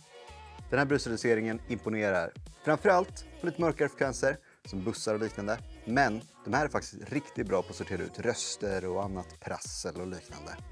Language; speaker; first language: Swedish; native; Swedish